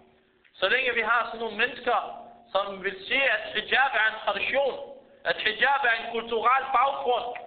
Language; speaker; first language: Danish; early bilingual, other home language; Arabic